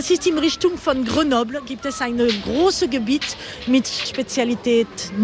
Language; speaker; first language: German; non-native, fluent; French